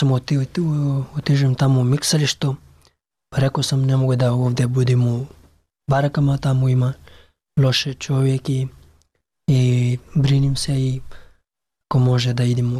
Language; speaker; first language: Serbian; non-native, learner; Pashto